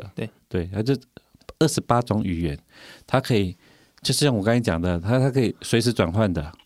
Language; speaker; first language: Chinese; native; Chinese